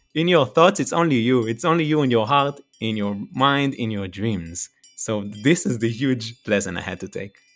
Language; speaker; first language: English; non-native, fluent; Hebrew